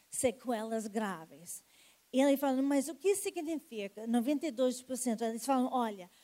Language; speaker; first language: Portuguese; non-native, fluent; English